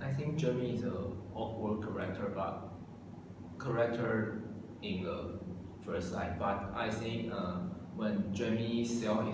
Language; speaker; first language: English; non-native, learner; Chinese